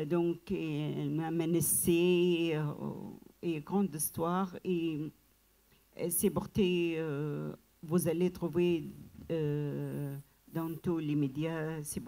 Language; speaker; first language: French; non-native, learner; Arabic